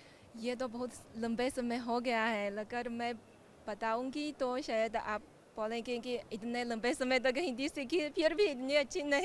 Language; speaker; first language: Hindi; non-native, fluent; Chinese